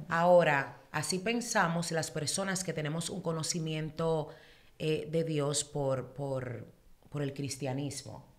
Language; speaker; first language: Spanish; early bilingual, heritage; Spanish